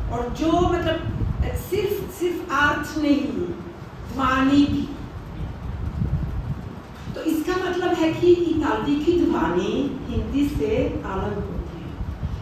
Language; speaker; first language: Hindi; non-native, fluent; Italian